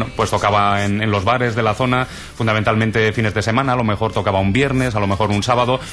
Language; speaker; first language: Spanish; native; Spanish